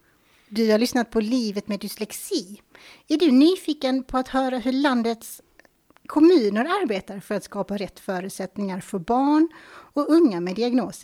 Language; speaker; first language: Swedish; native; Swedish